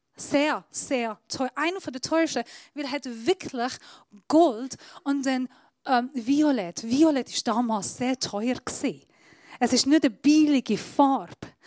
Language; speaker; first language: German; non-native, fluent; Persian